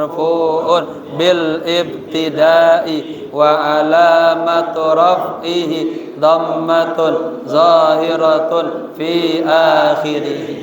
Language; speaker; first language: Arabic; non-native, fluent; Indonesian